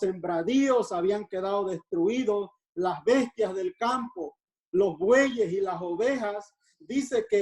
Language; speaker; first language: Spanish; native; Spanish